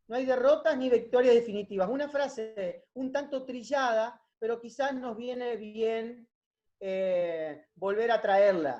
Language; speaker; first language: Spanish; native; Spanish